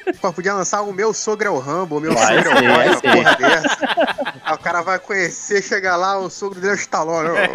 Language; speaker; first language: Portuguese; native; Portuguese